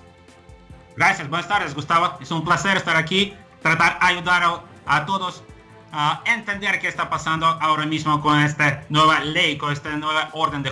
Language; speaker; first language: Spanish; non-native, fluent; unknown